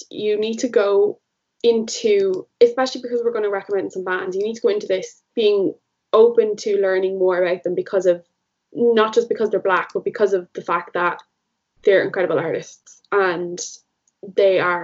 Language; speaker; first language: English; native; English